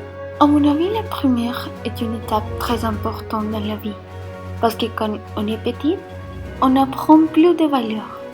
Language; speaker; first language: French; non-native, learner; Spanish